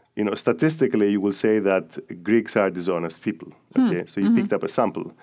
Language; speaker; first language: English; non-native, fluent; Greek